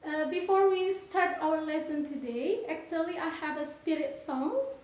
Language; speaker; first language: English; non-native, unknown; Sundanese